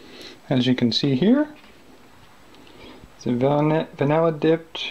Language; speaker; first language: English; native; English